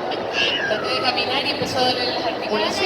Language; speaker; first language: Spanish; native; Spanish